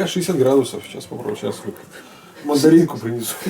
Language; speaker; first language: Russian; native; Russian